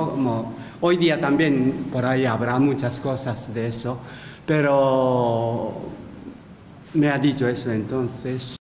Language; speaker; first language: Spanish; non-native, fluent; Japanese